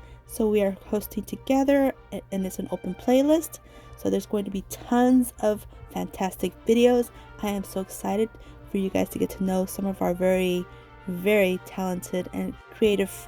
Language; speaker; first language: English; native; English